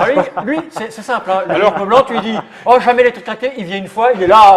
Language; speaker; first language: French; native; French